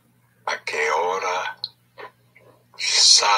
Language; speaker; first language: Spanish; non-native, learner; English